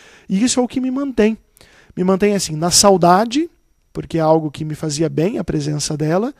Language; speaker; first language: Portuguese; native; Portuguese